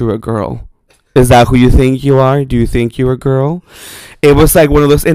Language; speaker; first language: English; non-native, fluent; Spanish